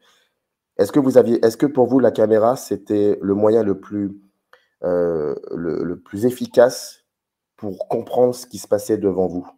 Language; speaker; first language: French; native; French